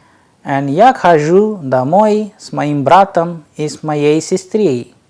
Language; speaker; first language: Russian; non-native, fluent; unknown